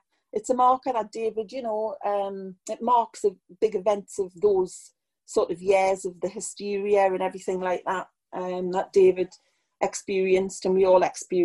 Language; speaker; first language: English; native; English